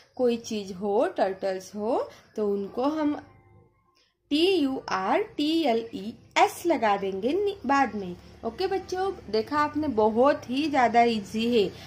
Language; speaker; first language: Hindi; non-native, local second language; Marathi